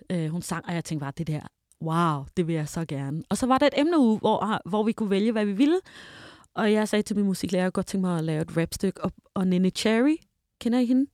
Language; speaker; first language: Danish; early bilingual, heritage; Danish